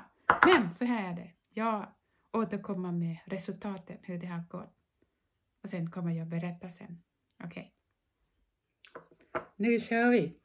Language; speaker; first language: Swedish; non-native, fluent; Thai